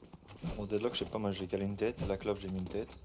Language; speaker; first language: French; native; French